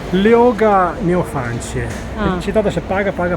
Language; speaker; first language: Chinese; non-native, fluent; Italian